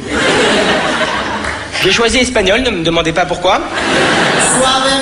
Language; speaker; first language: French; native; French